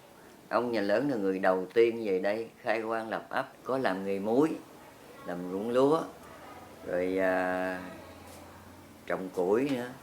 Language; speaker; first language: Vietnamese; native; Vietnamese